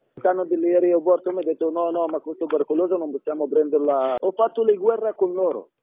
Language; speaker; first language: Italian; non-native, learner; Arabic